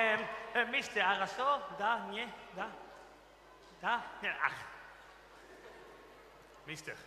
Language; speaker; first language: Russian; non-native, learner; German